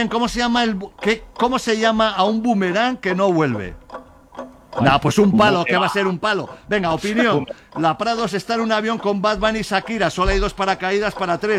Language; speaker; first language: Spanish; native; Spanish